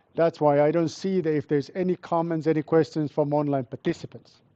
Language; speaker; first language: English; non-native, fluent; Finnish